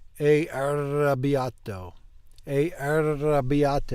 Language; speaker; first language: Italian; non-native, learner; English